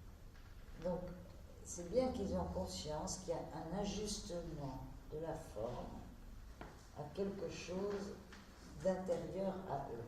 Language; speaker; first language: French; native; French